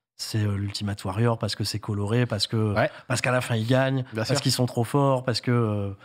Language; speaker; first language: French; native; French